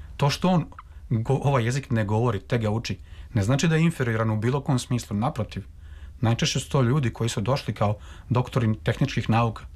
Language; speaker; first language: Serbian; native; Serbian